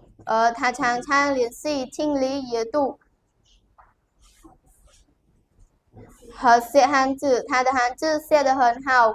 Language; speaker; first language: Chinese; non-native, learner; Khmer